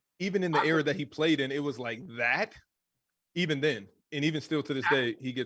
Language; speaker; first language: English; native; English